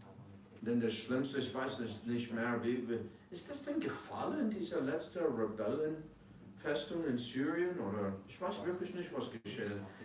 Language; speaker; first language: German; non-native, fluent; English